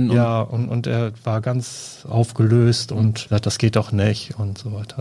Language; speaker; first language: German; native; German